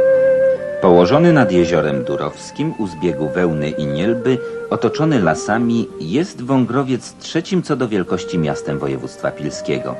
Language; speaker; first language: Polish; native; Polish